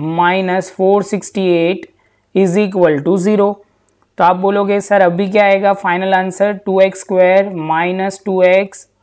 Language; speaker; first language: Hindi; non-native, local second language; Gujarati